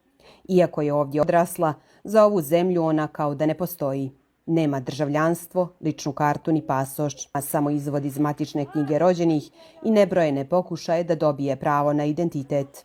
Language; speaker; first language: Bosnian; native; Bosnian